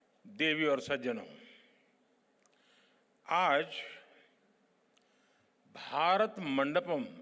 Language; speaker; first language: Hindi; non-native, local second language; Gujarati